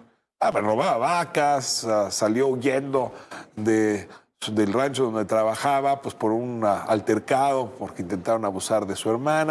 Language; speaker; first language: Spanish; native; Spanish